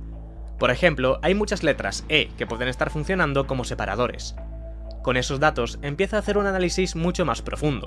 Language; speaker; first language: Spanish; native; Spanish